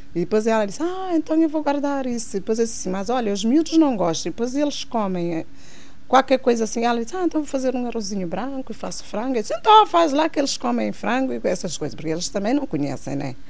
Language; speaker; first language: Portuguese; non-native, local second language; Kabuverdianu